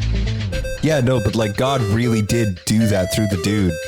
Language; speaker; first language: English; native; English